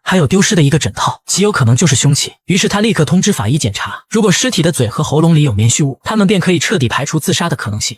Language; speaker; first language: Chinese; native; Chinese